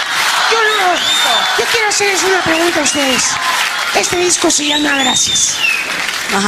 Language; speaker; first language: Spanish; native; Spanish